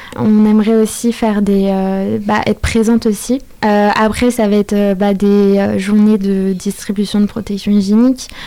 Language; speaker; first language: French; native; French